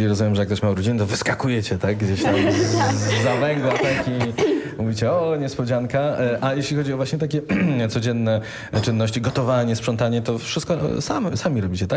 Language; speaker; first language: Polish; native; Polish